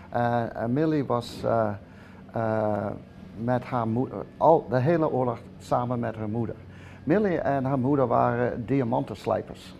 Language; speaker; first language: Dutch; early bilingual, heritage; Dutch